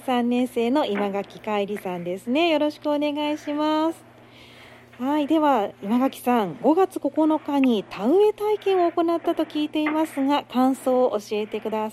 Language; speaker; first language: Japanese; native; Japanese